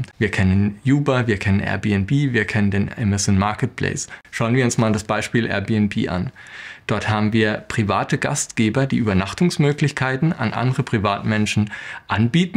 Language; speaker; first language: German; native; German